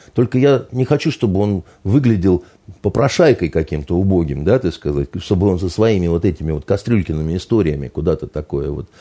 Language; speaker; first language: Russian; native; Russian